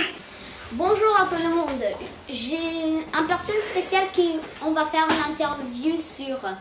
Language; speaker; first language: French; non-native, learner; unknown